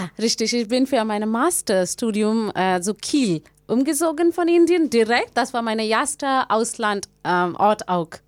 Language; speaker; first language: German; non-native, fluent; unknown